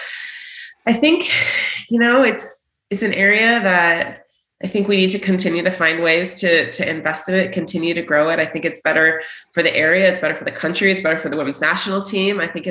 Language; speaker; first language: English; native; English